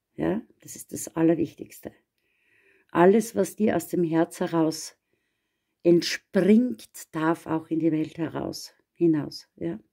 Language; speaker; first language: German; native; German